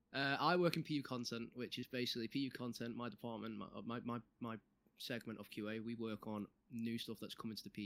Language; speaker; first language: English; native; English